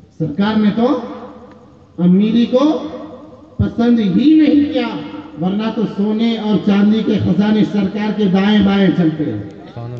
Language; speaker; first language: Urdu; native; Urdu